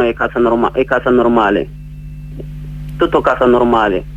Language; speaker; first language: Italian; non-native, learner; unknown